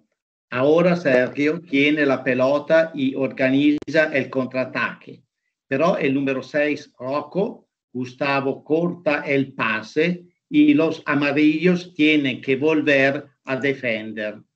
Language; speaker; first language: Spanish; non-native, learner; Italian